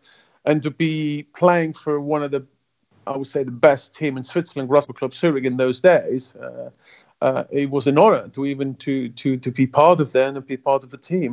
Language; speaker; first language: English; non-native, fluent; German